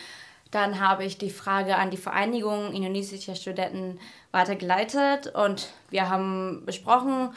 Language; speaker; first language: German; non-native, fluent; Indonesian